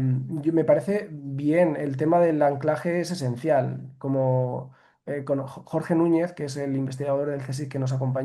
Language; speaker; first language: Spanish; native; Spanish